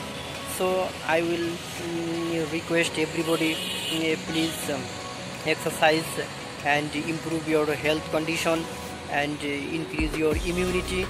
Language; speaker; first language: English; non-native, learner; Bangla